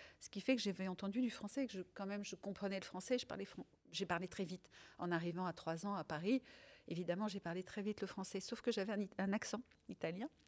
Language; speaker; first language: French; early bilingual, other home language; Italian